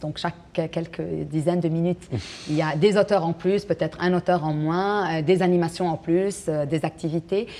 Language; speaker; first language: French; non-native, local second language; Arabic